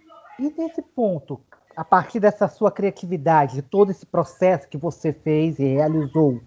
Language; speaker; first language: Portuguese; native; Portuguese